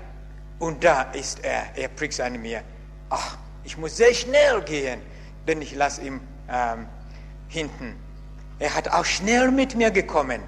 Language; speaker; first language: German; non-native, learner; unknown